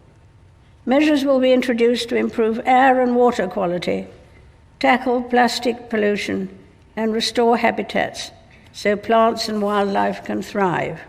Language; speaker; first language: English; native; English